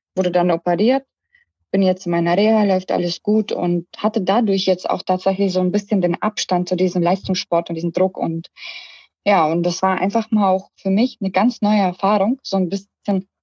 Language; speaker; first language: German; early bilingual, other home language; Russian